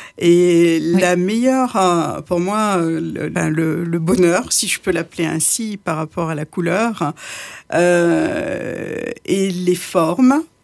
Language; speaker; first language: French; non-native, local second language; Morisyen